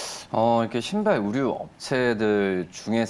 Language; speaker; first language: Korean; native; Korean